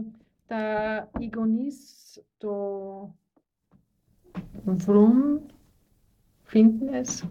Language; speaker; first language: Greek; non-native, learner; German